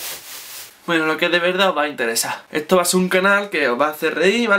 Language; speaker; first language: Spanish; native; Spanish